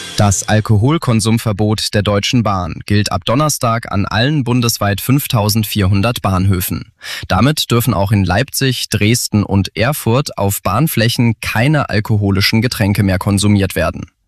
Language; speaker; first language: German; native; German